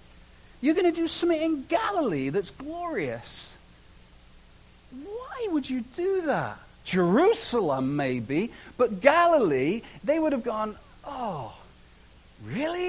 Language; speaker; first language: English; native; English